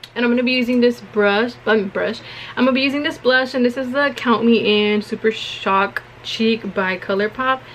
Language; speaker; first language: English; early bilingual, other home language; Spanish